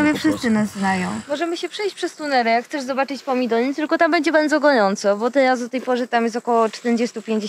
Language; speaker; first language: Polish; native; Polish